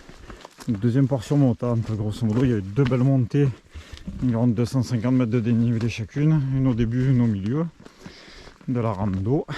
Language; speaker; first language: French; native; French